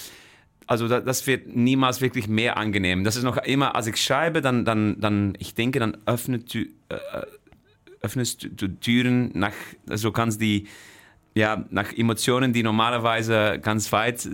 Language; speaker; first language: German; non-native, fluent; Dutch